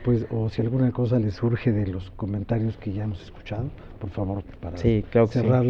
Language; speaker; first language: Spanish; native; Spanish